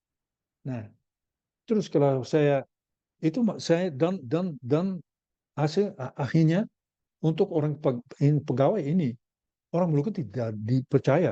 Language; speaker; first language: Indonesian; non-native, learner; Dutch